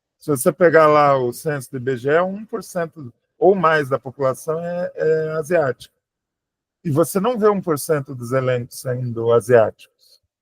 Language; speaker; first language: Portuguese; native; Portuguese